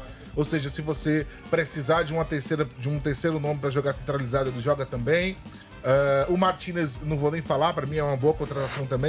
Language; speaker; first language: Portuguese; native; Portuguese